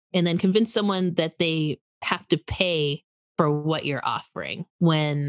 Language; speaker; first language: English; native; English